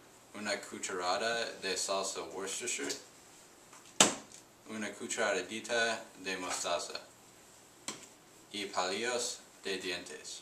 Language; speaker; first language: Spanish; non-native, learner; English